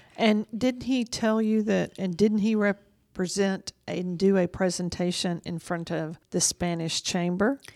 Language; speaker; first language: English; native; English